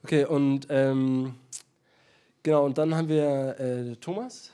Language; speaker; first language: German; native; German